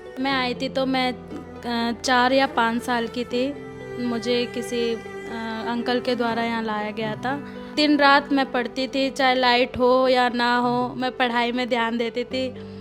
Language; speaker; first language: Hindi; early bilingual, other home language; Odia